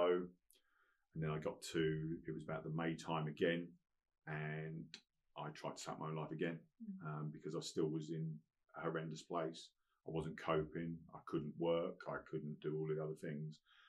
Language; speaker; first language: English; native; English